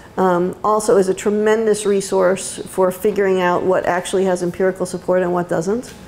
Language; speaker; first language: English; native; English